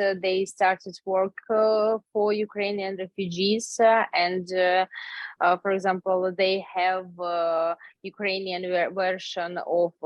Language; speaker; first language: English; non-native, learner; Ukrainian